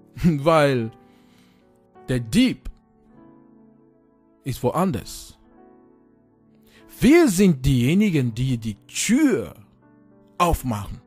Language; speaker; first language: German; non-native, fluent; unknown